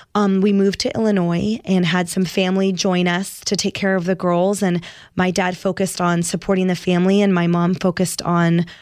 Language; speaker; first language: English; native; English